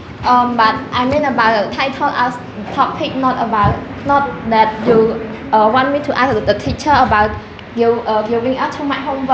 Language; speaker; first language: English; non-native, learner; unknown